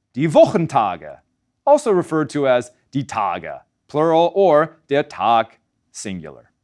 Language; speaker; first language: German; non-native, fluent; English